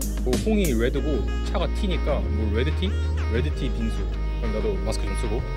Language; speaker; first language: Korean; native; Korean